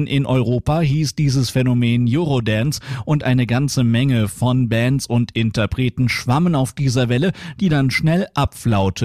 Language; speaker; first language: German; native; German